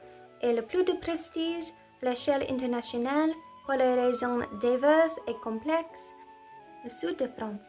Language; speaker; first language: French; non-native, learner; English